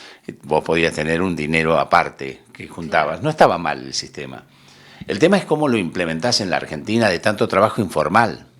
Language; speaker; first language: Spanish; native; Spanish